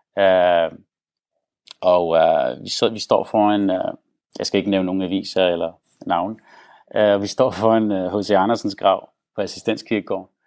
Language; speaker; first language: Danish; non-native, local second language; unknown